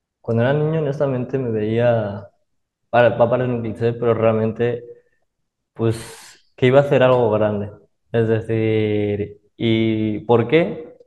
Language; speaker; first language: Spanish; early bilingual, other home language; Arabic